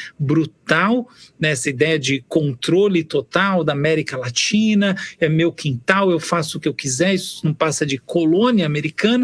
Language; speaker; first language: Portuguese; native; Portuguese